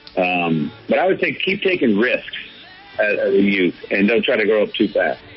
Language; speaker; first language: English; native; English